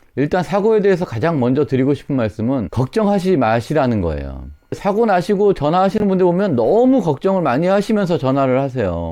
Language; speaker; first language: Korean; native; Korean